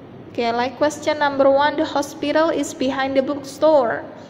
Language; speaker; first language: English; non-native, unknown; Indonesian